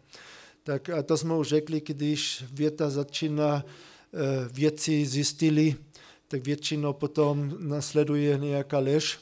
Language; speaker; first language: Czech; non-native, fluent; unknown